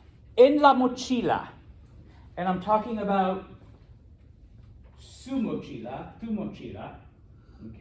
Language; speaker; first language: Spanish; non-native, fluent; English